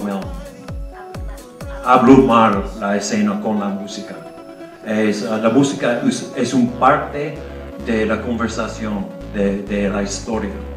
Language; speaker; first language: Spanish; non-native, fluent; English